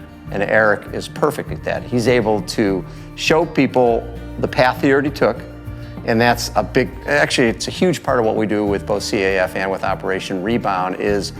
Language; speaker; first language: English; native; English